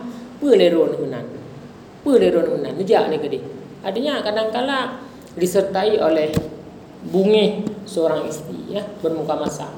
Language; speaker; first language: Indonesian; non-native, local second language; Achinese